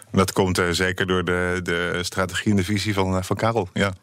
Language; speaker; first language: Dutch; native; Dutch